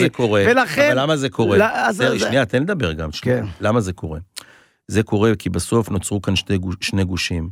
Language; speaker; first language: Hebrew; native; Hebrew